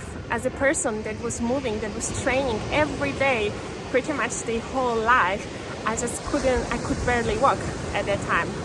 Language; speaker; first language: English; non-native, fluent; Polish